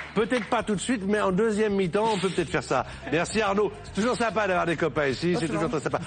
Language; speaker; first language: French; native; French